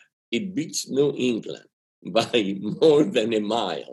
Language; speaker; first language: English; non-native, fluent; Spanish